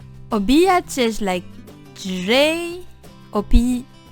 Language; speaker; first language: Polish; non-native, learner; French